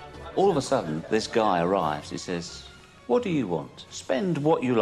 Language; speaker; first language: English; native; English